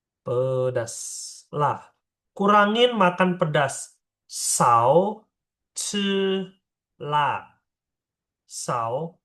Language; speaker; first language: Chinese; non-native, fluent; Indonesian